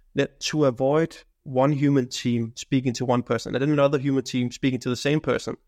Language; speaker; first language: English; non-native, fluent; Danish